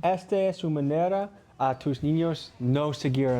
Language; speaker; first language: Spanish; non-native, learner; English